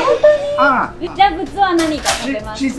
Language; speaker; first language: Japanese; non-native, learner; Chinese